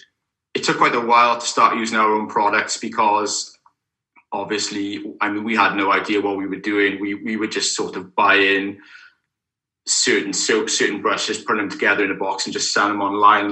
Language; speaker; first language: English; native; English